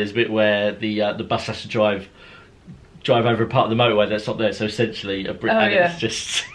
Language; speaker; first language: English; native; English